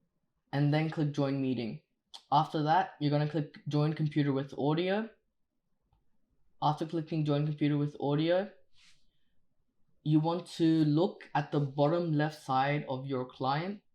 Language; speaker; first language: English; native; English